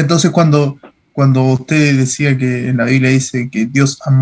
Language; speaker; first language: Spanish; native; Spanish